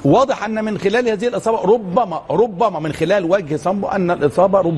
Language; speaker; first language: Arabic; native; Arabic